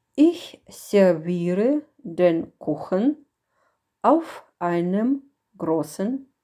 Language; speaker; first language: German; non-native, fluent; Russian